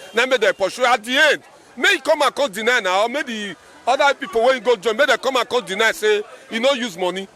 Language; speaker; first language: Nigerian Pidgin; native; Nigerian Pidgin